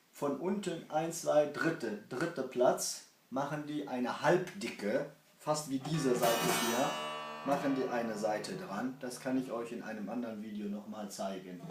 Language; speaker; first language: German; early bilingual, other home language; Kurdish